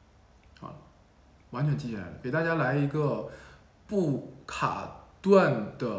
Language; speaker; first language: Chinese; native; Chinese